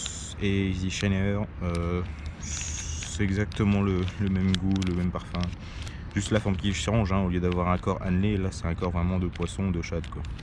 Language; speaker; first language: French; native; French